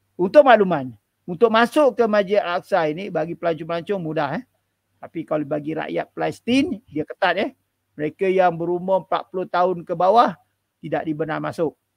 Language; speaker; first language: Malay; native; Malay